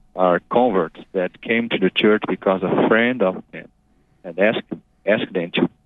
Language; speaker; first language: English; non-native, fluent; Portuguese